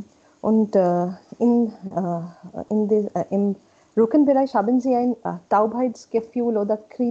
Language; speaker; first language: German; non-native, learner; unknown